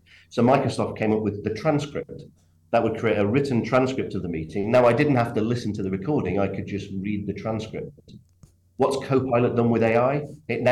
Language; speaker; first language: English; native; English